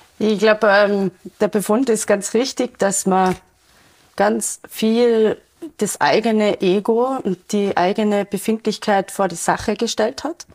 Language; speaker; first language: German; native; German